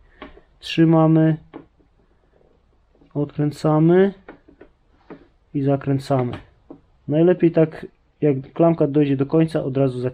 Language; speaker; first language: Polish; native; Polish